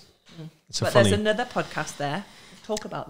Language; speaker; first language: English; native; English